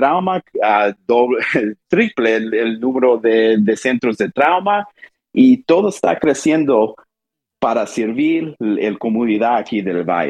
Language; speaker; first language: Spanish; early bilingual, heritage; Spanish